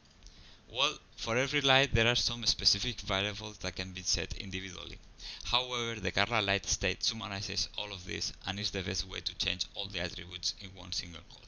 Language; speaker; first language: English; non-native, fluent; Spanish